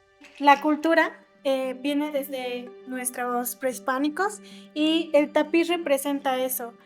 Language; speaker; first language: Spanish; native; Spanish